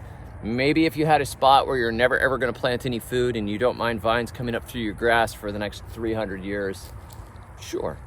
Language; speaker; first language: English; native; English